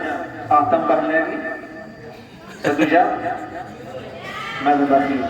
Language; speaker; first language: Indonesian; non-native, learner; Arabic